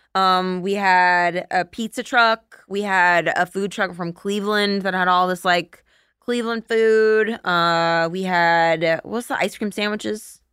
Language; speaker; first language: English; native; English